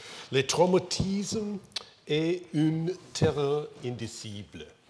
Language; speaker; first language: French; non-native, learner; English